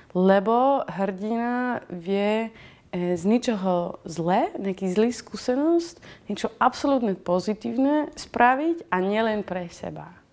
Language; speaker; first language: Slovak; non-native, fluent; Dutch